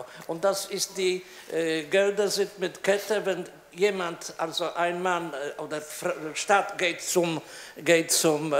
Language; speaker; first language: German; non-native, learner; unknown